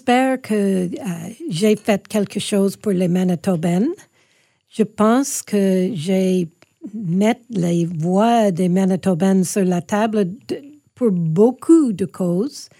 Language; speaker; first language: French; non-native, fluent; English